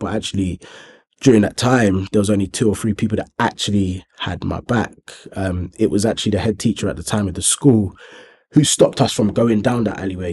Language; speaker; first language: English; native; English